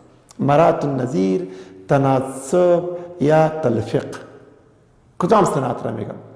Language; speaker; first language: Persian; non-native, local second language; Pashto